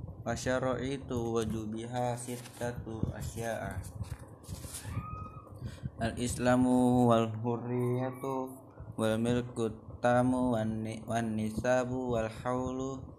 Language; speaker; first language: Arabic; non-native, learner; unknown